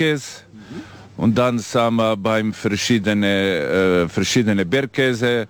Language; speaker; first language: German; non-native, fluent; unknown